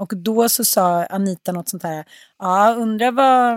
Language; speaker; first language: Swedish; native; Swedish